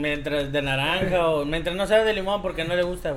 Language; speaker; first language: Spanish; native; Spanish